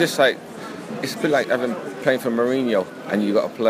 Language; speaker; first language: English; native; English